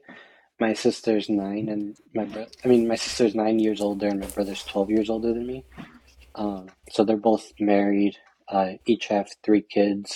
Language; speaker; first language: English; native; English